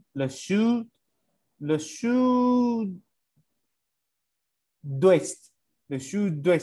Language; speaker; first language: French; non-native, learner; English